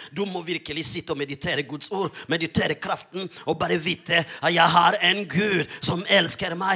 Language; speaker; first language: Norwegian; non-native, fluent; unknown